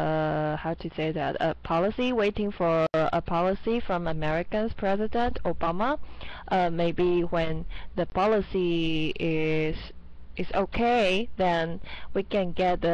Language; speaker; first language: English; non-native, fluent; Chinese